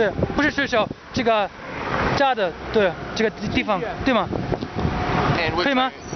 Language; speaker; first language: Chinese; non-native, learner; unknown